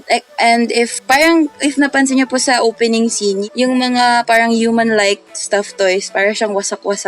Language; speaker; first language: Filipino; non-native, local second language; Cebuano